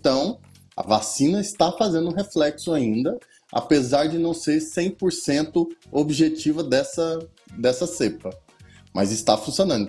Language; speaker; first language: Portuguese; native; Portuguese